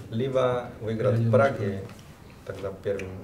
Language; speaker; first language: Russian; non-native, learner; Spanish